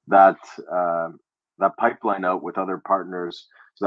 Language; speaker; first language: English; native; English